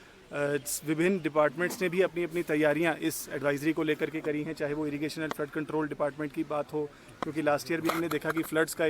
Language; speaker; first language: Hindi; native; Hindi